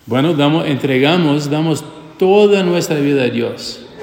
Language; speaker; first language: Spanish; non-native, fluent; Portuguese